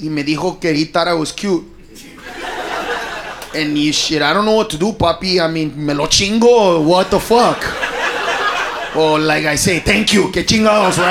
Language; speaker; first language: English; early bilingual, other home language; Spanish